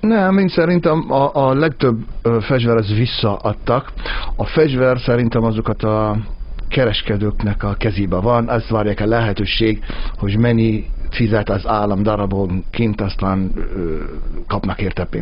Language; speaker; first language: Hungarian; non-native, fluent; Arabic